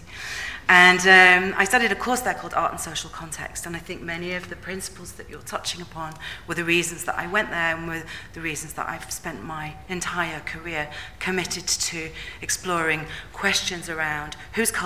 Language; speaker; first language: English; native; English